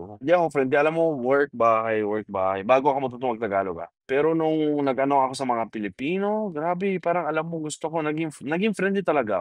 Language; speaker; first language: Filipino; non-native, fluent; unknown